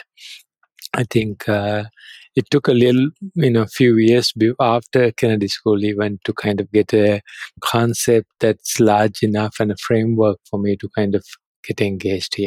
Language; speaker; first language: English; non-native, local second language; Sinhala